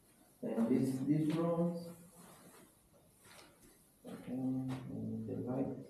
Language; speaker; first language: English; non-native, learner; Spanish